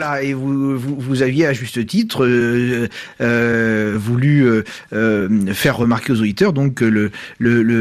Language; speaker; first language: French; native; French